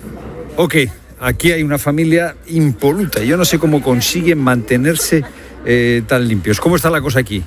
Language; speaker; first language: Spanish; native; Spanish